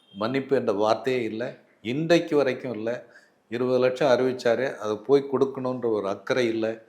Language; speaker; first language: Tamil; native; Tamil